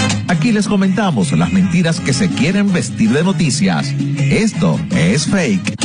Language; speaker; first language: Spanish; native; Spanish